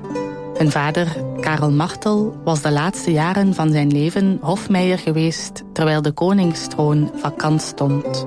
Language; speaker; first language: Dutch; native; Dutch